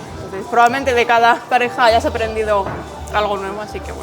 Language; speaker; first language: Spanish; native; Spanish